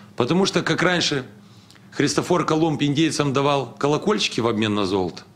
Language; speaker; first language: Russian; non-native, local second language; Romanian